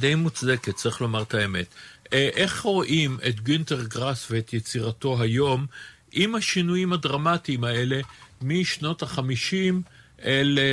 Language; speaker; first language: Hebrew; native; Hebrew